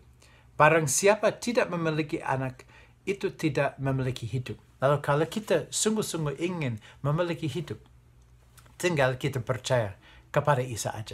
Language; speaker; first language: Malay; non-native, fluent; English